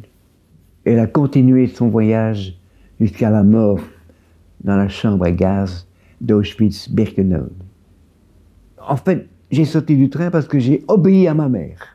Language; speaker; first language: French; native; French